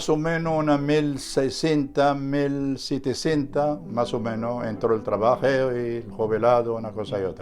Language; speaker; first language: Spanish; native; Spanish